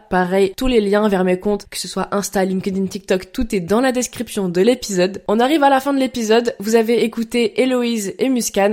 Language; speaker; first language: French; native; French